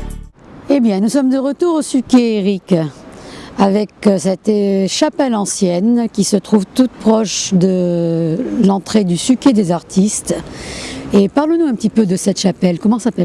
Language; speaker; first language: French; native; French